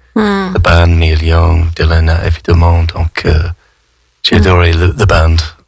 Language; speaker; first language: French; non-native, fluent; English